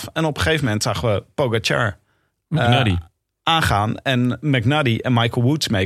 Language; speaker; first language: Dutch; native; Dutch